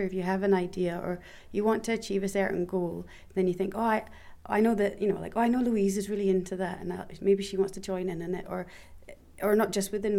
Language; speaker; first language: English; native; English